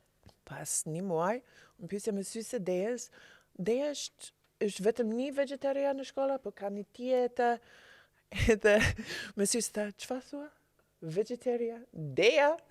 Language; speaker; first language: Albanian; non-native, learner; English